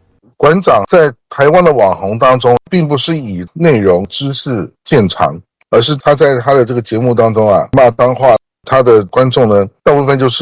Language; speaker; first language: Chinese; native; Chinese